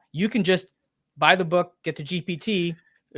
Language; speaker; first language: English; native; English